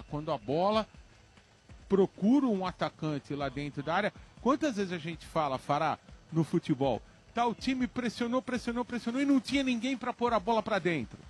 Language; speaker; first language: Portuguese; native; Portuguese